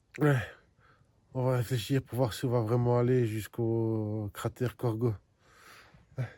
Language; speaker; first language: French; native; French